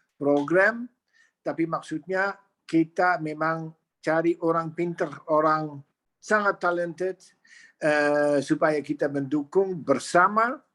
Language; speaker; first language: Indonesian; non-native, fluent; Dutch